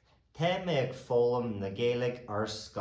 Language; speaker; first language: Irish; non-native, local second language; English